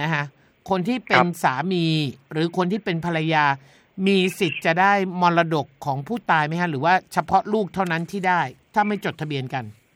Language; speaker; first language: Thai; native; Thai